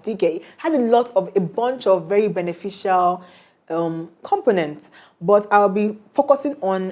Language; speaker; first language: English; non-native, local second language; Igbo